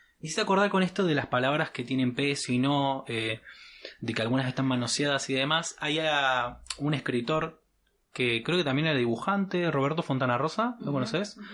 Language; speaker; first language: Spanish; native; Spanish